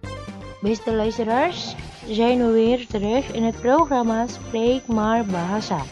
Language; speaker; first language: Dutch; non-native, learner; Indonesian